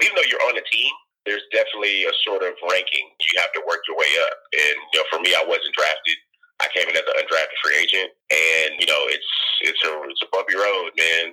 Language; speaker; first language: English; native; English